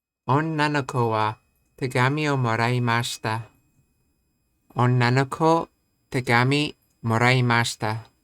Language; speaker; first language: Japanese; non-native, learner; English